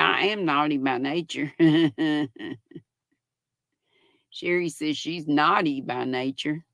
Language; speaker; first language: English; native; English